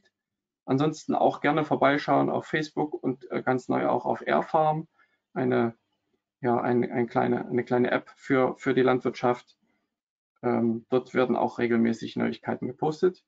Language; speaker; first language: German; native; German